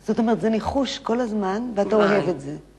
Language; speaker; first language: Hebrew; native; Hebrew